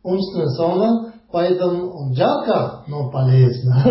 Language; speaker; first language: Russian; non-native, learner; Tibetan